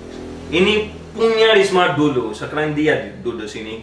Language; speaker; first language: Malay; non-native, learner; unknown